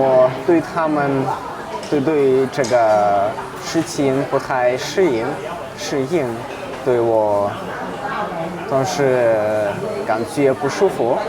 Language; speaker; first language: Chinese; non-native, learner; Russian